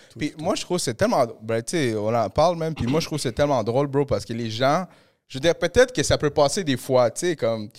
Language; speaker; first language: French; native; French